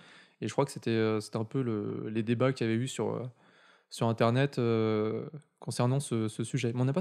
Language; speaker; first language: French; native; French